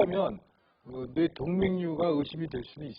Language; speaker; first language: Korean; native; Korean